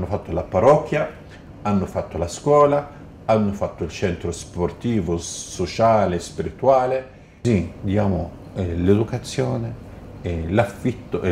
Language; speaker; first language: Italian; non-native, fluent; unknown